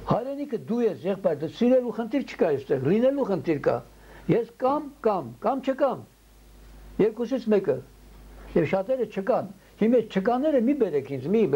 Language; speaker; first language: Armenian; early bilingual, heritage; Armenian